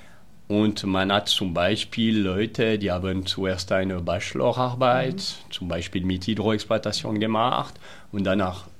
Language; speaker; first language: German; non-native, local second language; French